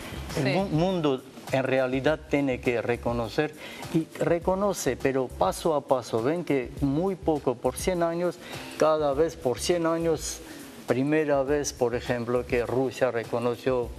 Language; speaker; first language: Spanish; non-native, learner; Armenian